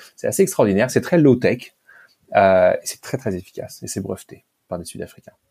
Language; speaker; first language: French; native; French